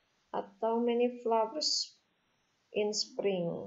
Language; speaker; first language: English; non-native, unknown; Indonesian